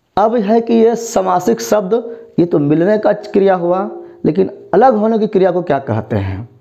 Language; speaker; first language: Hindi; native; Hindi